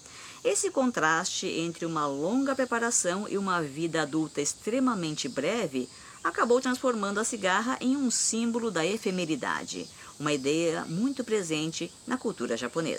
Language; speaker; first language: Portuguese; native; Portuguese